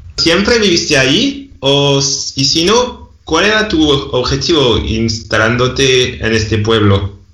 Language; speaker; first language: Spanish; non-native, fluent; French